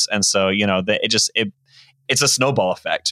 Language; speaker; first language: English; native; English